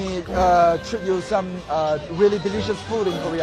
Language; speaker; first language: English; non-native, learner; Korean